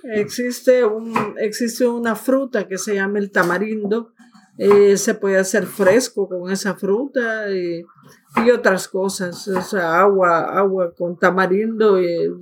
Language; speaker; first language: Spanish; native; Spanish